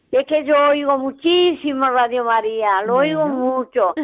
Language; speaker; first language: Spanish; native; Spanish